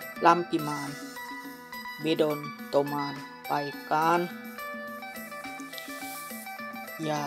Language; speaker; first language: Finnish; non-native, learner; Northeastern Thai